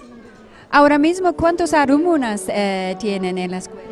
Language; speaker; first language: Spanish; non-native, learner; Japanese